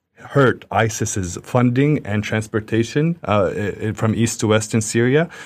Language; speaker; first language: English; early bilingual, other home language; Arabic